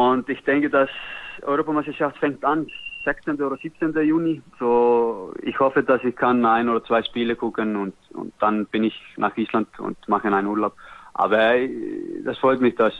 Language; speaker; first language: German; non-native, learner; Icelandic